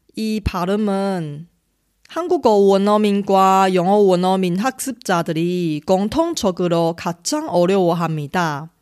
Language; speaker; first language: Korean; non-native, fluent; Chinese